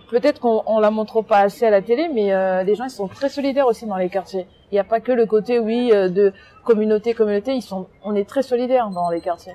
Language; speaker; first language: French; early bilingual, other home language; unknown